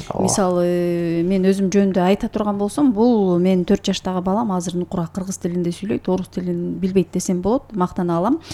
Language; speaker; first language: Kyrgyz; native; Kyrgyz